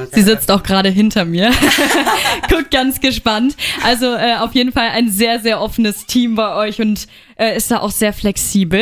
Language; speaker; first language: German; native; German